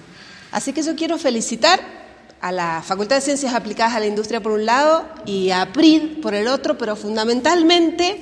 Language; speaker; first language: Spanish; native; Spanish